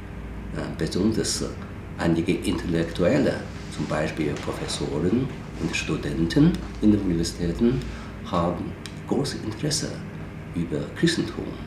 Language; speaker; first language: German; non-native, fluent; Chinese